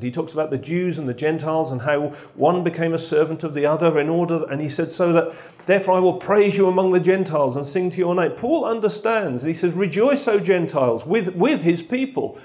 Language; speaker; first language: English; native; English